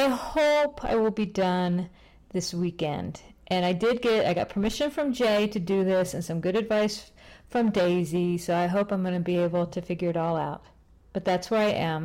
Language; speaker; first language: English; native; English